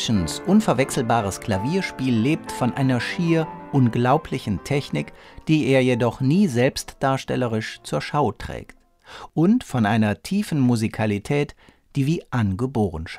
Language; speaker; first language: German; native; German